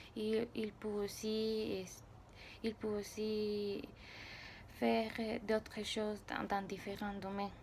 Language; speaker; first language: French; non-native, learner; Spanish